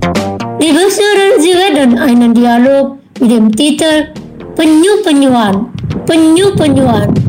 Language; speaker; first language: German; non-native, fluent; Indonesian